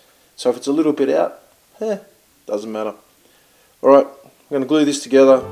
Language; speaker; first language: English; native; English